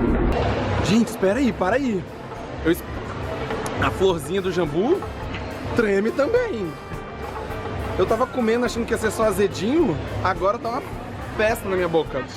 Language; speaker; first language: Portuguese; native; Portuguese